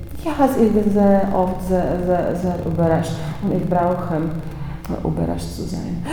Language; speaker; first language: German; non-native, fluent; Czech